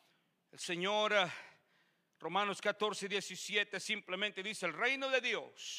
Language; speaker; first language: Spanish; native; Spanish